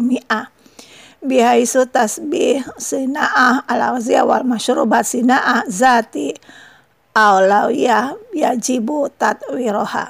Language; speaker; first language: Arabic; non-native, fluent; Indonesian